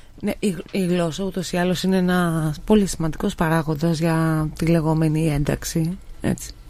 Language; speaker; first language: Greek; native; Greek